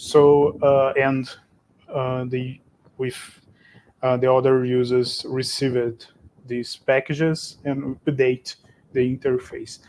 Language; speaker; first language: English; non-native, fluent; Portuguese